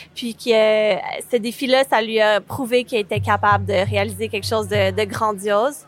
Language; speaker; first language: French; native; French